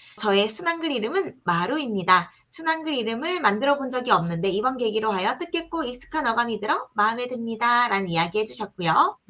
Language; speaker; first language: Korean; native; Korean